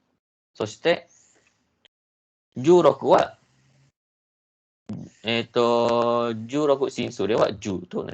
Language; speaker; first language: Japanese; non-native, fluent; Malay